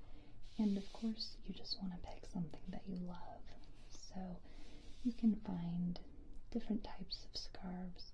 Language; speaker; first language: English; native; English